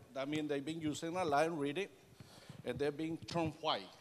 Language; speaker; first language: English; non-native, learner; Spanish